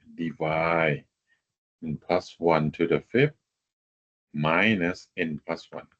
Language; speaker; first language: English; non-native, fluent; Thai